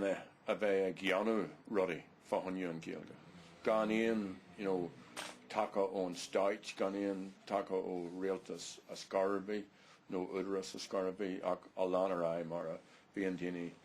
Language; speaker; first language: Irish; non-native, learner; English